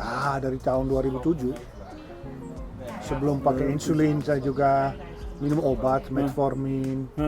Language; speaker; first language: Indonesian; non-native, fluent; Dutch